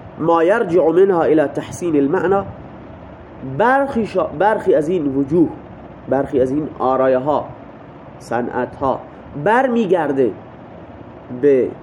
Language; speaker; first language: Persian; non-native, local second language; Baluchi